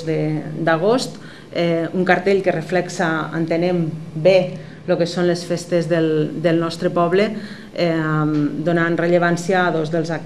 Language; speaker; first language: Catalan; native; Catalan